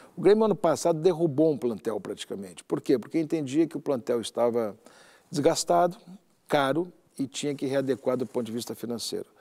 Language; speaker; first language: Portuguese; native; Portuguese